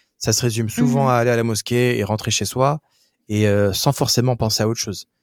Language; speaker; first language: French; native; French